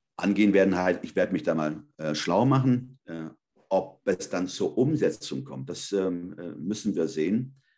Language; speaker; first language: German; early bilingual, other home language; Spanish